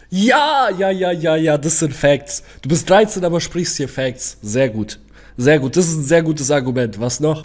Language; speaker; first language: German; early bilingual, other home language; Portuguese